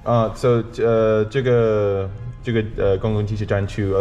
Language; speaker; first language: Chinese; non-native, learner; English